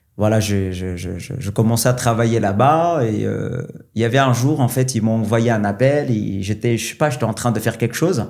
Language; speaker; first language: French; non-native, local second language; Arabic